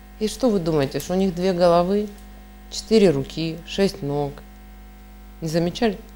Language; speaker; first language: Russian; native; Russian